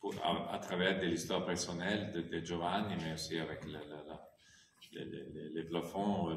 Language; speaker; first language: French; non-native, fluent; Italian